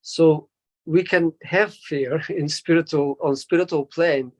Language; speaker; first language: English; non-native, fluent; Bulgarian